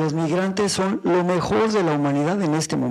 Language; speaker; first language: Spanish; native; Spanish